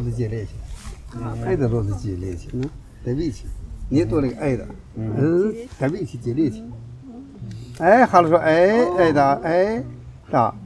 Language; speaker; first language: Russian; non-native, learner; Chinese